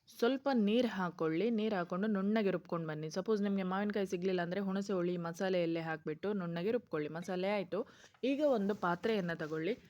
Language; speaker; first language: Kannada; non-native, local second language; Konkani